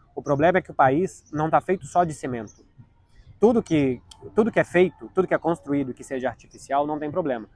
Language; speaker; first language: Portuguese; native; Portuguese